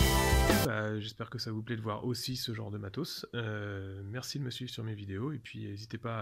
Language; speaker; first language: French; native; French